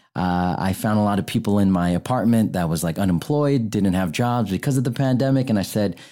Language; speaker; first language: English; native; English